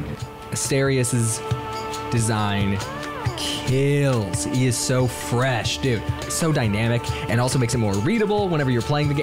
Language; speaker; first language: English; native; English